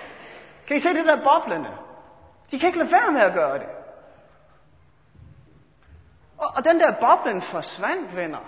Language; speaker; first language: Danish; native; Danish